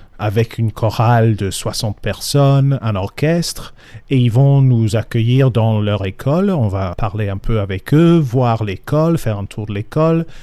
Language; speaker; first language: French; non-native, fluent; English